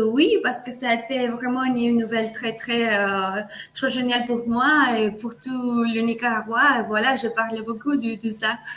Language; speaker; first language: French; non-native, fluent; Spanish